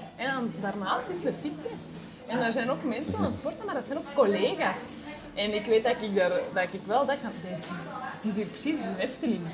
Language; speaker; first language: Dutch; native; Dutch